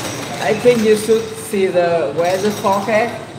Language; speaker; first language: English; non-native, learner; Vietnamese